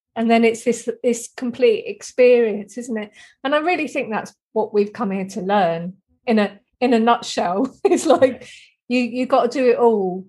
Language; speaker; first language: English; native; English